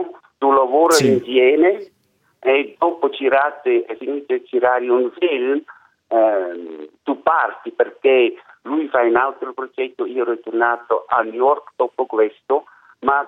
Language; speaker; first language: Italian; non-native, learner; German